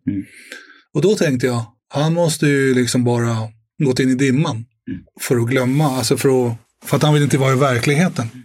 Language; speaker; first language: Swedish; early bilingual, other home language; Arabic